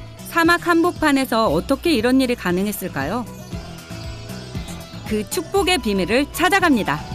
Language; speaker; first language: Korean; native; Korean